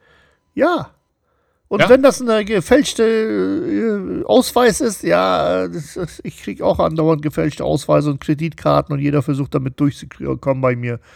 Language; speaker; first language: German; native; German